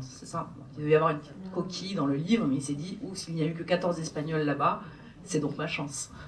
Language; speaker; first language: French; native; French